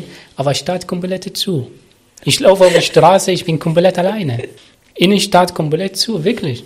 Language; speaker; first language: German; non-native, learner; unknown